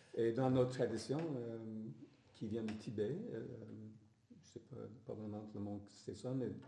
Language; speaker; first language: French; non-native, fluent; English